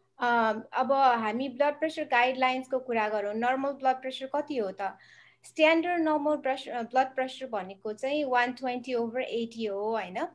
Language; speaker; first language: Nepali; native; Nepali